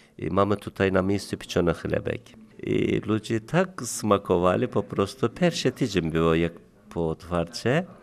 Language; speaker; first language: Polish; non-native, learner; Turkish